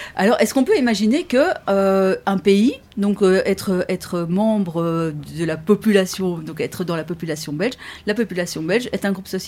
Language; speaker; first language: French; native; French